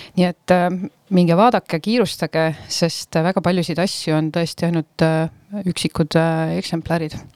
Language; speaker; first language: Estonian; native; Estonian